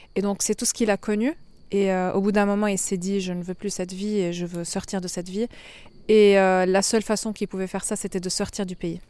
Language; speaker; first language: French; non-native, fluent; Arabic